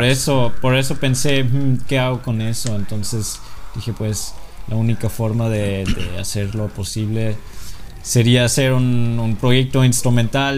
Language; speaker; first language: Spanish; non-native, fluent; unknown